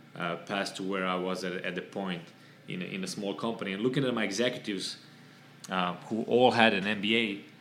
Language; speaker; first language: English; non-native, fluent; Serbian